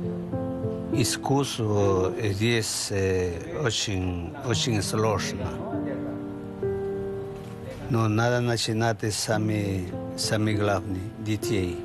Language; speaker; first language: Russian; non-native, learner; Spanish